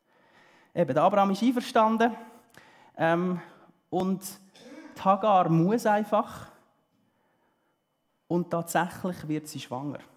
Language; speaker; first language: German; early bilingual, heritage; German